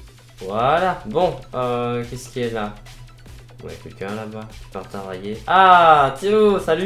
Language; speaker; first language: French; native; French